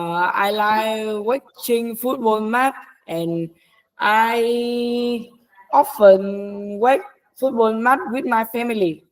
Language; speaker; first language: English; non-native, learner; Vietnamese